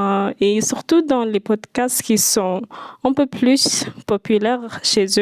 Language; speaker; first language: French; non-native, fluent; Arabic